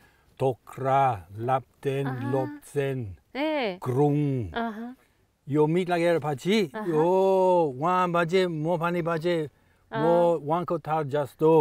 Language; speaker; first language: Nepali; non-native, learner; English